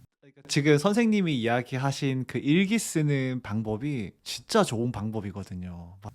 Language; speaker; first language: Korean; native; Korean